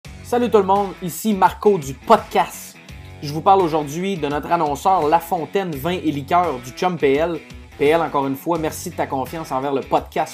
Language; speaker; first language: French; native; French